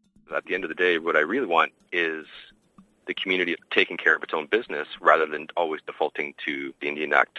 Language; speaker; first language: English; native; English